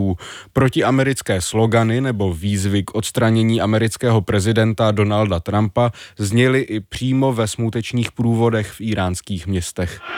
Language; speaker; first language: Czech; native; Czech